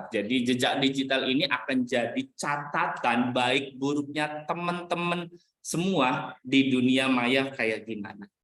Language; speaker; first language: Indonesian; native; Indonesian